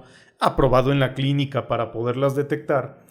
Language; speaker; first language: Spanish; native; Spanish